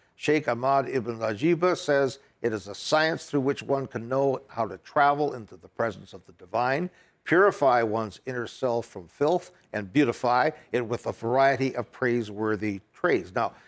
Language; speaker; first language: English; native; English